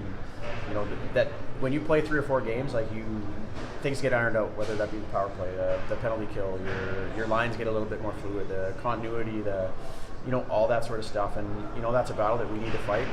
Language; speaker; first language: English; native; English